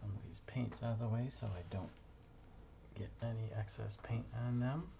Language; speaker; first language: English; native; English